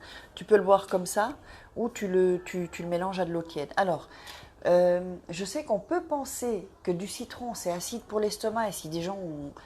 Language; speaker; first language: French; native; French